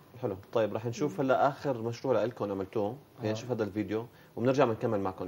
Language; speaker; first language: Arabic; native; Arabic